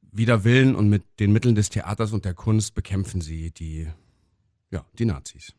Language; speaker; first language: German; native; German